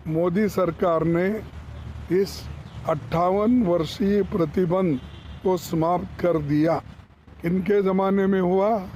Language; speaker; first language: Hindi; non-native, local second language; Kannada